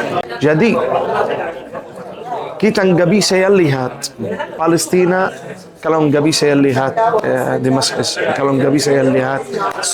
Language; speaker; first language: Indonesian; non-native, learner; Arabic